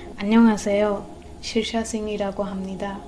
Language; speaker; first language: Korean; non-native, fluent; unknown